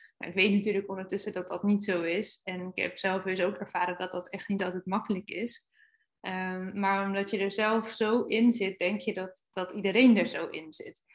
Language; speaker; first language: Dutch; native; Dutch